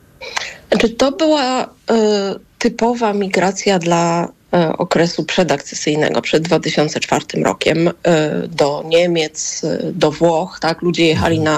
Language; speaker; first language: Polish; native; Polish